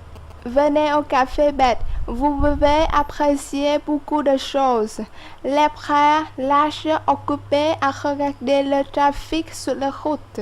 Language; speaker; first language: French; non-native, local second language; Vietnamese